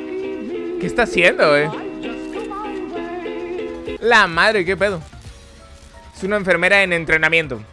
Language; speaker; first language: Spanish; native; Spanish